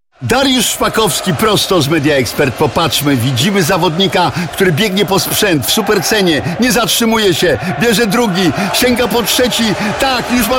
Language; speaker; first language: Polish; native; Polish